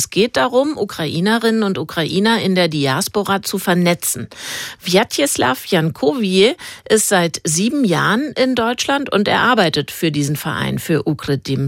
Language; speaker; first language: German; native; German